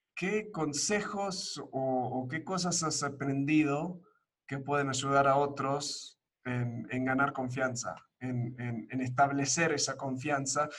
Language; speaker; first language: Spanish; early bilingual, other home language; English